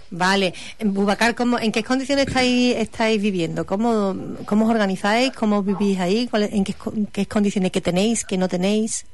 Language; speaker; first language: Spanish; native; Spanish